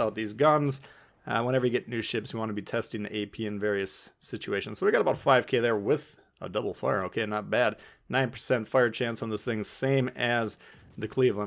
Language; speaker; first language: English; native; English